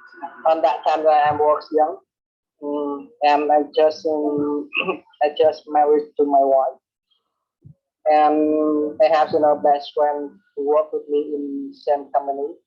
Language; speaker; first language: English; non-native, learner; Vietnamese